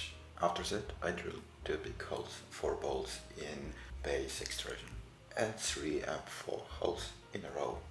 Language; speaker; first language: English; non-native, fluent; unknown